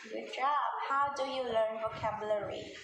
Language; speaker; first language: English; non-native, fluent; Vietnamese